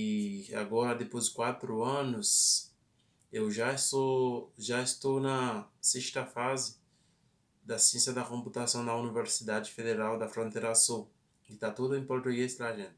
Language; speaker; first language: Portuguese; non-native, fluent; Haitian Creole